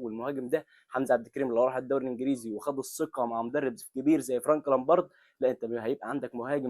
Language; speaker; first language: Arabic; native; Arabic